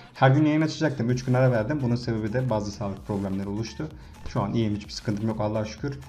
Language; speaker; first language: Turkish; native; Turkish